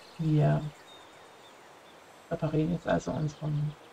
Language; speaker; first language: German; native; German